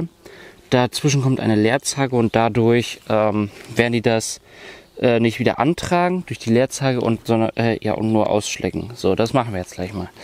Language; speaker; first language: German; native; German